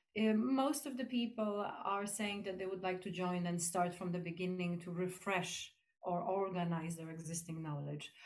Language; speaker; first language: English; non-native, fluent; Polish